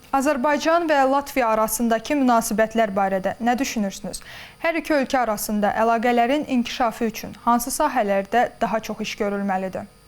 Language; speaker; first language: Azerbaijani; native; Azerbaijani